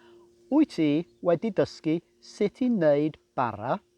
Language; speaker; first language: Welsh; non-native, fluent; English